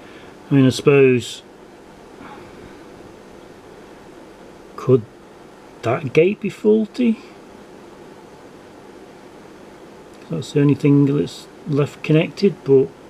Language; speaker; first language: English; native; English